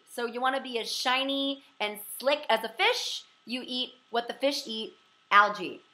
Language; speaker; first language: English; native; English